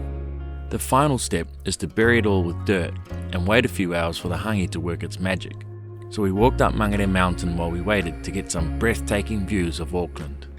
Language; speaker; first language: English; native; English